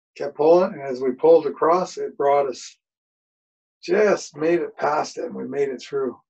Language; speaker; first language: English; native; English